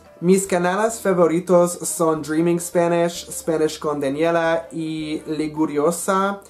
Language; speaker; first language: Spanish; non-native, learner; English